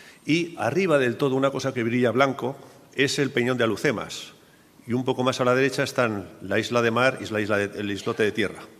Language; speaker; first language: Spanish; native; Spanish